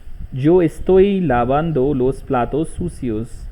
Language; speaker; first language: Spanish; non-native, learner; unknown